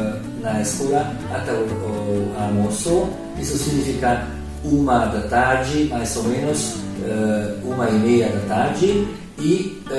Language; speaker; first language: Portuguese; non-native, learner; Hungarian